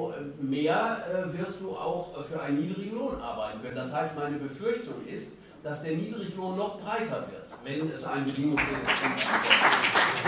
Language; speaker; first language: German; native; German